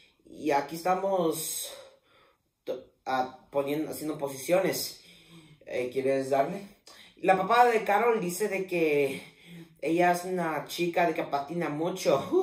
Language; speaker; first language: Spanish; early bilingual, heritage; Spanish